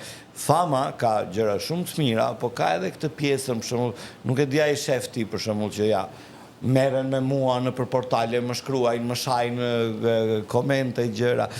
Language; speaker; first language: Albanian; native; Albanian